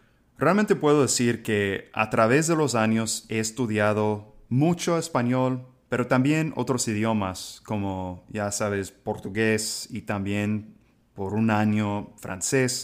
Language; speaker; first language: Spanish; non-native, fluent; English